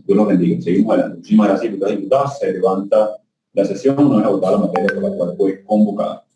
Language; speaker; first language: Spanish; native; Spanish